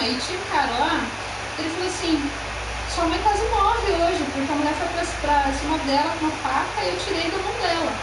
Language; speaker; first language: Portuguese; native; Portuguese